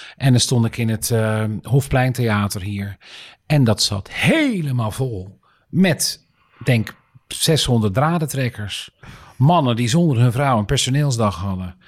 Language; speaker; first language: Dutch; native; Dutch